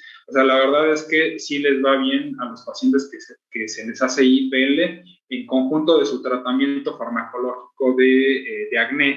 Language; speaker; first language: Spanish; native; Spanish